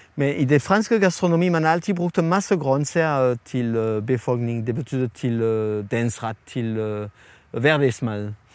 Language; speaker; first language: Danish; non-native, fluent; French